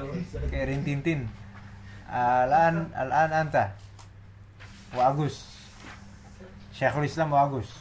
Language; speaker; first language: Arabic; non-native, fluent; Indonesian